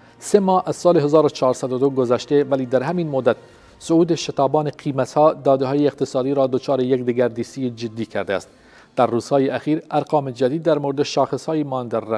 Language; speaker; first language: Persian; non-native, local second language; Central Kurdish